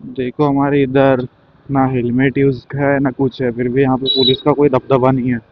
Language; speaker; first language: Hindi; non-native, local second language; Marathi